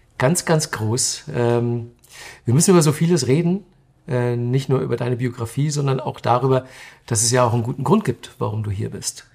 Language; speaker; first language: German; native; German